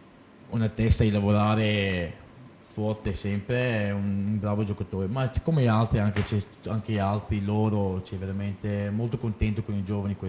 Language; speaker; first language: Italian; non-native, fluent; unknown